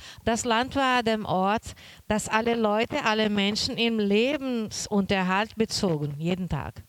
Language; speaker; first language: German; non-native, learner; Portuguese